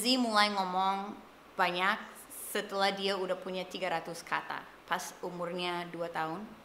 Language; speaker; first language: Indonesian; non-native, fluent; English